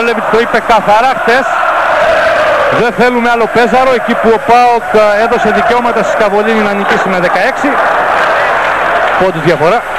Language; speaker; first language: Greek; native; Greek